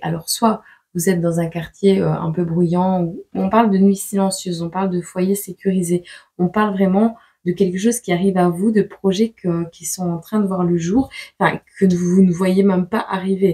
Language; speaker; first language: French; native; French